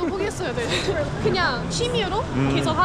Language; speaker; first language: Korean; non-native, fluent; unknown